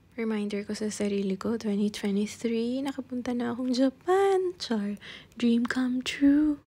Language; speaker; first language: Filipino; non-native, local second language; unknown